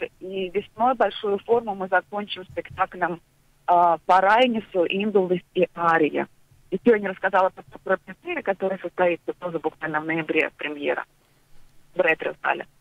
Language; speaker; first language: Russian; native; Russian